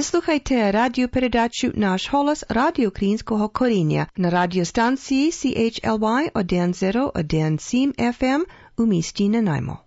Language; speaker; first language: Ukrainian; early bilingual, heritage; Ukrainian